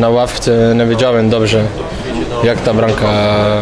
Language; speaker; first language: Polish; non-native, learner; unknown